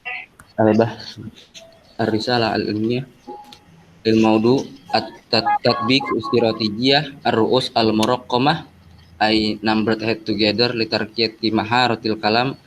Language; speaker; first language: Arabic; non-native, learner; Indonesian